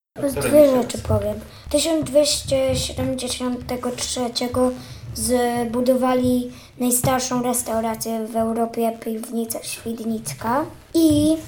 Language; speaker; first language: Polish; early bilingual, heritage; Polish